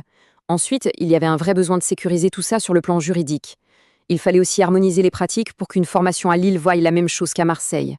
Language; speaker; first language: French; native; French